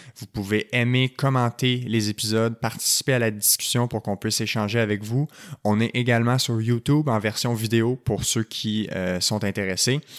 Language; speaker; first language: French; native; French